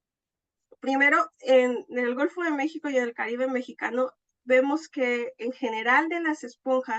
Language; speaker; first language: Spanish; native; Spanish